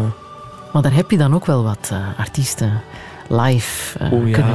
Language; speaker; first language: Dutch; native; Dutch